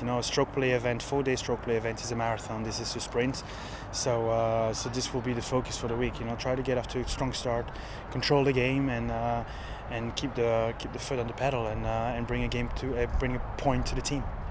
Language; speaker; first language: English; non-native, fluent; French